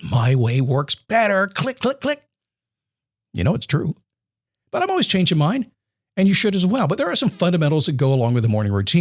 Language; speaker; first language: English; native; English